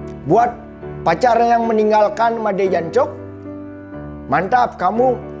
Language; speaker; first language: Indonesian; non-native, local second language; Balinese